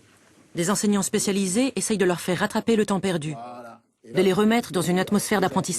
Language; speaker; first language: French; native; French